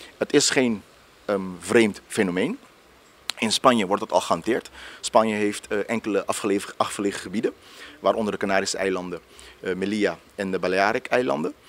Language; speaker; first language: Dutch; non-native, local second language; Papiamento